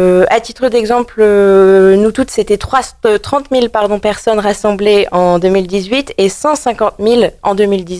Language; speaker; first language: French; native; French